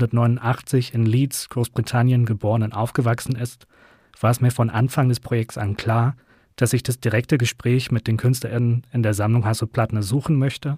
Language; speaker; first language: German; non-native, fluent; English